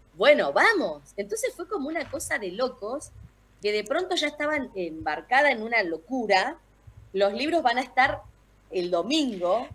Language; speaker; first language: Spanish; native; Spanish